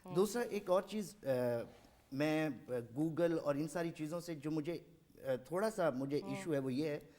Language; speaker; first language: Urdu; non-native, local second language; Saraiki